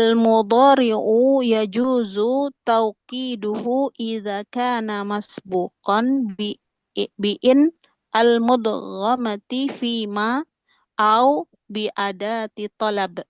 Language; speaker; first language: Arabic; non-native, learner; Indonesian